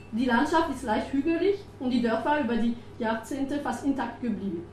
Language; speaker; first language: German; non-native, fluent; French